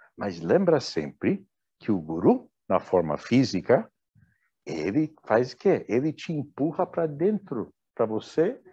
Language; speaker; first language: Portuguese; non-native, fluent; English